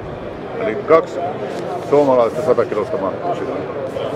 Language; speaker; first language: Finnish; native; Finnish